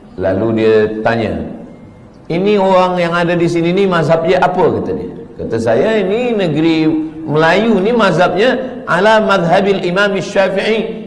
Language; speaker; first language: Malay; native; Malay